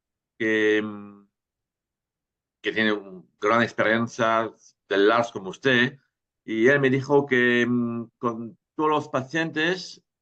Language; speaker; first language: Spanish; non-native, fluent; French